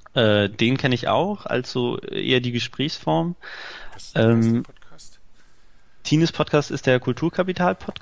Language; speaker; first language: German; native; German